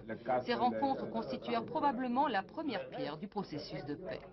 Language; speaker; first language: French; native; French